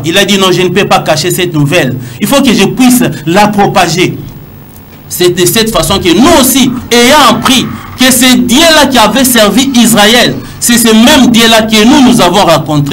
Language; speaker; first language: French; non-native, local second language; Lingala